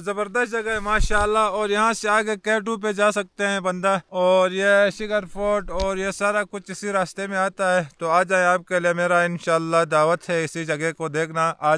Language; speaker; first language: Hindi; non-native, local second language; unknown